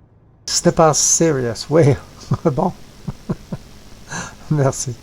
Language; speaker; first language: French; non-native, learner; English